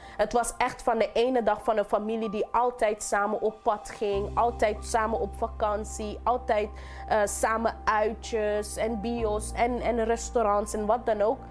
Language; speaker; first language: Dutch; non-native, local second language; English